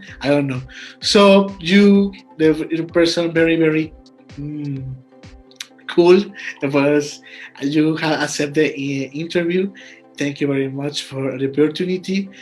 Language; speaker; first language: English; non-native, learner; Spanish